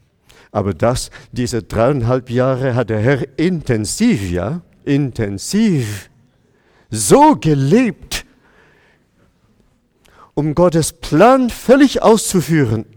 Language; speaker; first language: German; non-native, fluent; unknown